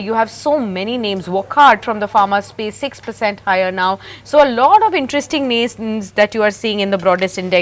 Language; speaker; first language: English; non-native, local second language; Hindi